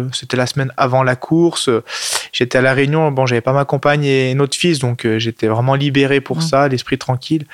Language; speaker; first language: French; native; French